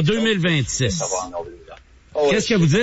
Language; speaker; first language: French; native; French